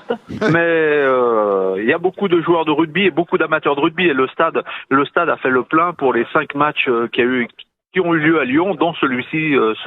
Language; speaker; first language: French; native; French